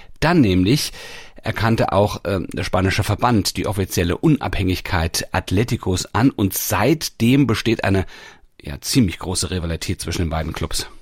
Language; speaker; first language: German; native; German